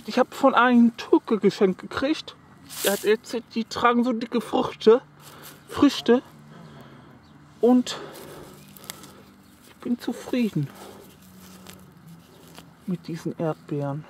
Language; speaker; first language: German; non-native, learner; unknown